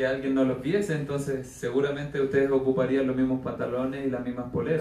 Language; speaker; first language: Spanish; native; Spanish